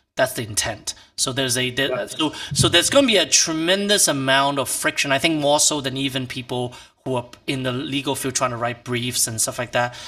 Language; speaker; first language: English; non-native, local second language; Cantonese